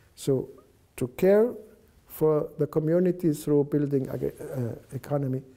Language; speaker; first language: English; non-native, fluent; Arabic